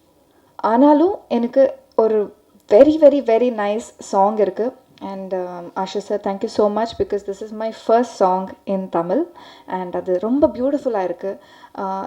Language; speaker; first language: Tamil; non-native, learner; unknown